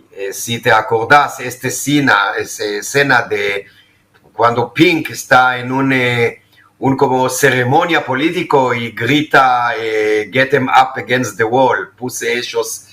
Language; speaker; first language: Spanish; non-native, fluent; Hebrew